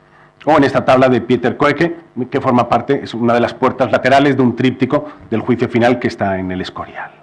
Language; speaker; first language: Spanish; native; Spanish